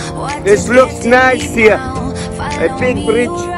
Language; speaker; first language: English; non-native, learner; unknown